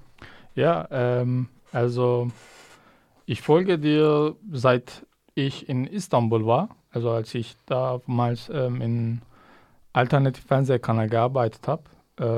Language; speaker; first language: German; non-native, fluent; Kurdish